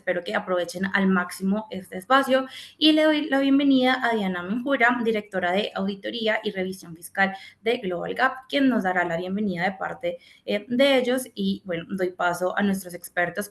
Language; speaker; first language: Spanish; native; Spanish